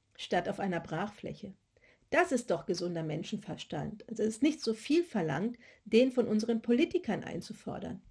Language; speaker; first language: German; native; German